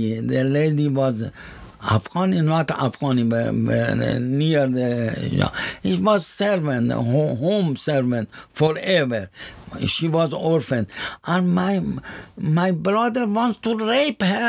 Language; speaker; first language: English; non-native, learner; Persian